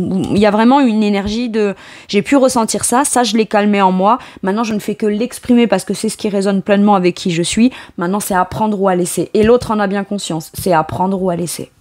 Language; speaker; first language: French; native; French